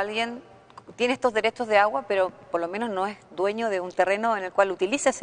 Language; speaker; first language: Spanish; native; Spanish